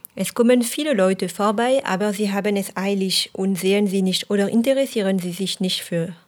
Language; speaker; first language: German; non-native, fluent; French